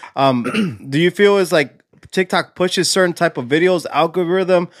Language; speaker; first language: English; native; English